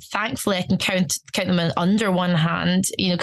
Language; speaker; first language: English; native; English